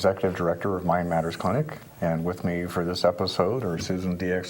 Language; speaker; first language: English; native; English